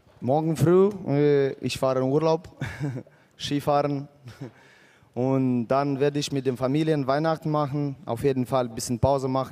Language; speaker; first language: German; non-native, fluent; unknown